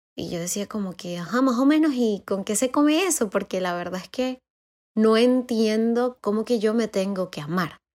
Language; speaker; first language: Spanish; native; Spanish